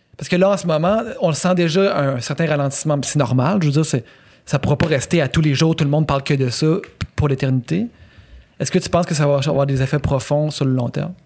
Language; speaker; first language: French; native; French